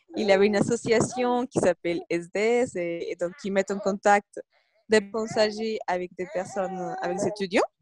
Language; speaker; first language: French; non-native, fluent; Spanish